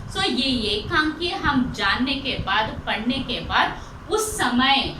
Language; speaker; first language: Hindi; non-native, local second language; Telugu